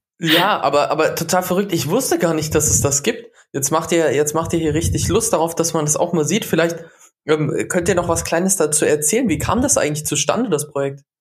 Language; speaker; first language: German; native; German